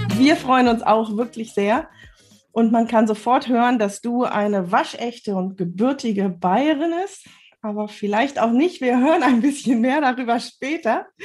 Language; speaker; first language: German; native; German